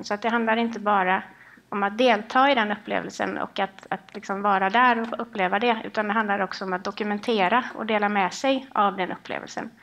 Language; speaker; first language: Swedish; native; Swedish